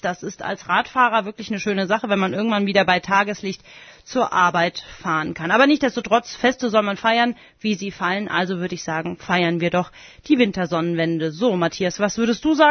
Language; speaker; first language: German; native; German